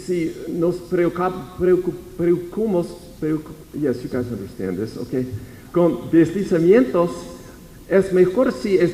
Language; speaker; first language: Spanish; non-native, fluent; English